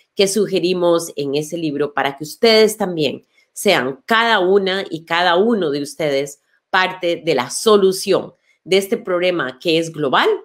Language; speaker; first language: Spanish; native; Spanish